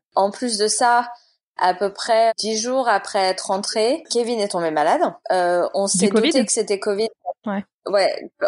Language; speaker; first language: French; native; French